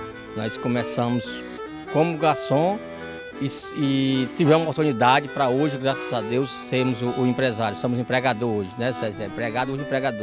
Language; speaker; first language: Portuguese; native; Portuguese